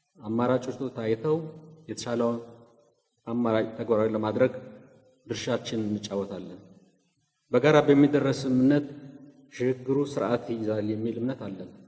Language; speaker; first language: Amharic; non-native, local second language; Tigrinya